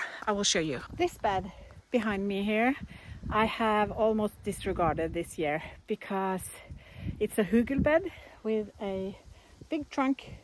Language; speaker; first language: English; non-native, fluent; Norwegian